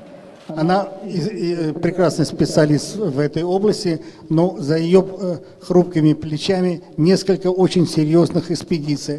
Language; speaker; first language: Russian; native; Russian